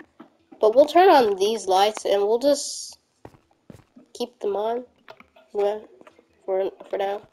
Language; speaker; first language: English; native; English